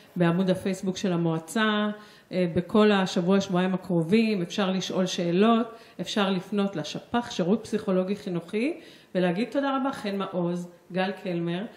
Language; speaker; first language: Hebrew; native; Hebrew